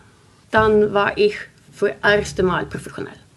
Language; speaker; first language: German; non-native, learner; Swedish